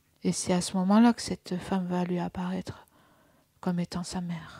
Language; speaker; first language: French; native; French